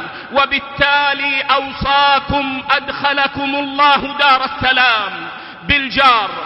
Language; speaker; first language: Arabic; native; Arabic